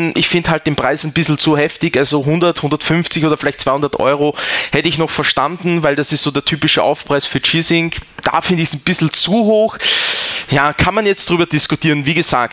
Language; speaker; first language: German; native; German